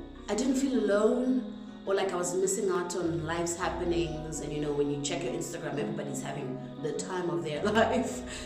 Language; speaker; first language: English; non-native, local second language; Zulu